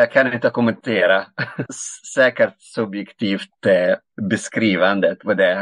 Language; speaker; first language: Swedish; non-native, fluent; Arabic